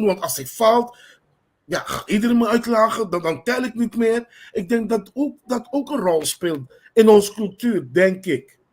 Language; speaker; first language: Dutch; non-native, local second language; Papiamento